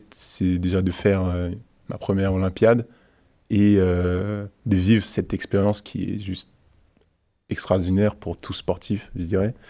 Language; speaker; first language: French; early bilingual, other home language; Haitian Creole